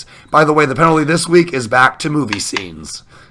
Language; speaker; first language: English; native; English